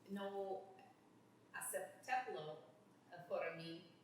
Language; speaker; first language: Spanish; non-native, learner; English